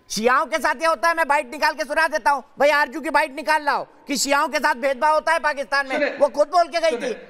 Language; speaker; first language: Hindi; native; Hindi